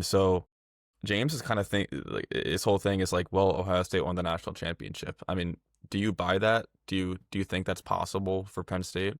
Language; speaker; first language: English; native; English